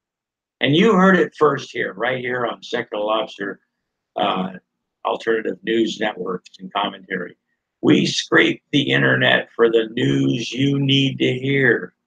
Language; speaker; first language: English; native; English